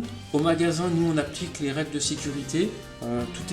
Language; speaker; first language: French; native; French